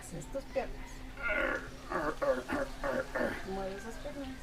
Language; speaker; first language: Spanish; native; Spanish